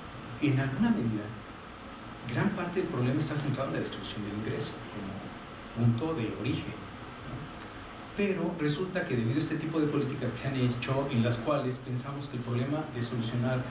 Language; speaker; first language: Spanish; native; Spanish